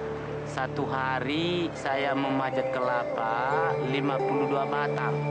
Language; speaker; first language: Indonesian; non-native, local second language; Nias